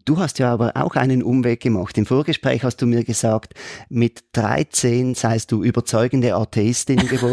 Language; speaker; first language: German; native; German